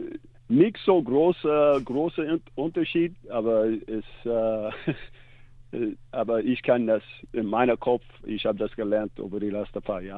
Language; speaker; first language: German; non-native, learner; English